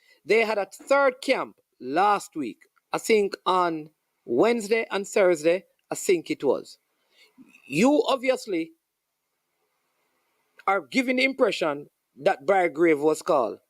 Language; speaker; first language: English; non-native, local second language; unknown